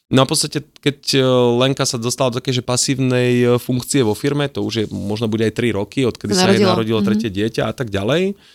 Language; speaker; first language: Slovak; native; Slovak